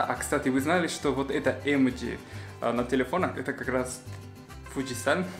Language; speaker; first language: Russian; non-native, fluent; Spanish